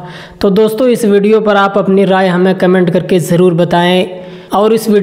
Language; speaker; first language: Hindi; native; Hindi